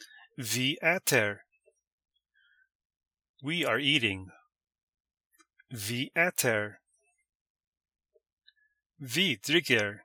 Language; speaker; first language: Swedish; non-native, learner; English